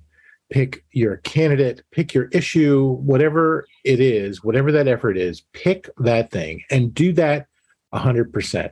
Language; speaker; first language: English; native; English